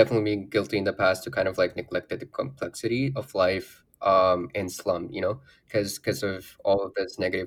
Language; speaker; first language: English; non-native, local second language; Urdu